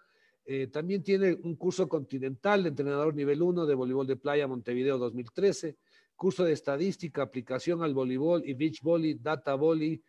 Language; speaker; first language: Spanish; native; Spanish